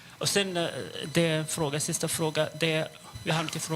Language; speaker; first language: Swedish; non-native, fluent; Arabic